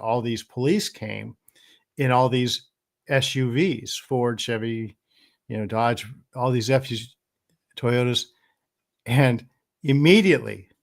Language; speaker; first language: English; native; English